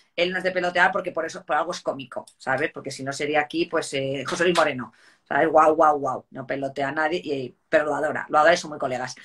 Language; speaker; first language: Spanish; native; Spanish